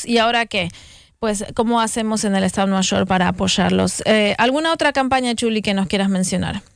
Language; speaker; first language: Spanish; native; Spanish